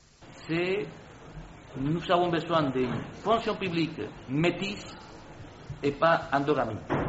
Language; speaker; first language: French; non-native, fluent; Spanish